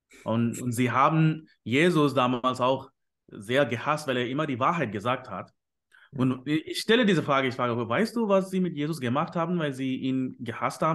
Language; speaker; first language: German; non-native, fluent; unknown